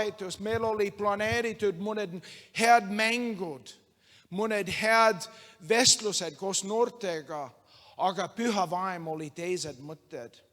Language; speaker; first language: Estonian; non-native, learner; English